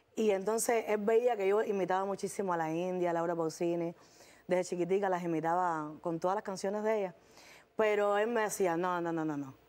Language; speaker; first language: Spanish; native; Spanish